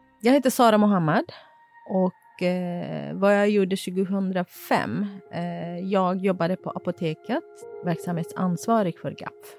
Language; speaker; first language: Swedish; non-native, fluent; Kurdish